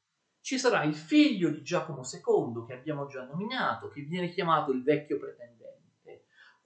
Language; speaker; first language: Italian; native; Italian